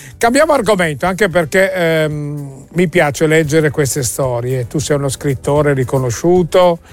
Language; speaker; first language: Italian; native; Italian